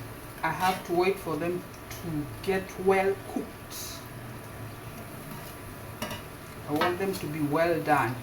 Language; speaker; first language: English; non-native, local second language; Swahili